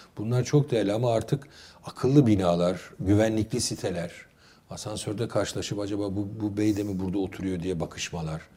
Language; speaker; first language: Turkish; native; Turkish